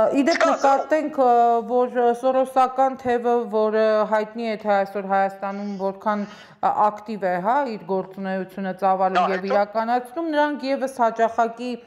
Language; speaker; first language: Armenian; native; Armenian